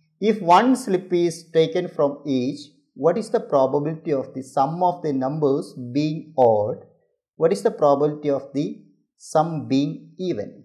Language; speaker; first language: English; non-native, local second language; Malayalam